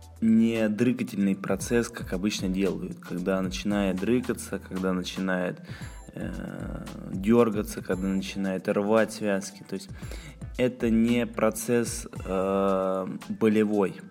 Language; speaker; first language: Russian; native; Russian